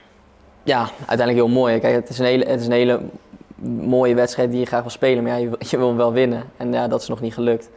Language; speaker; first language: Dutch; native; Dutch